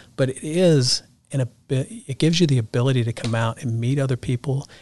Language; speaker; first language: English; native; English